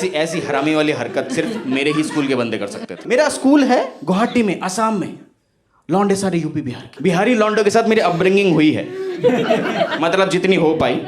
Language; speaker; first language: Hindi; non-native, local second language; Bangla